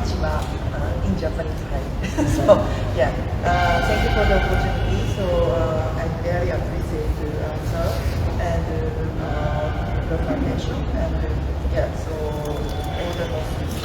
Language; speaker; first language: English; non-native, learner; Japanese